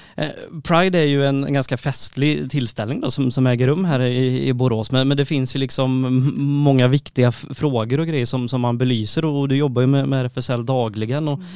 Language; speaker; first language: Swedish; native; Swedish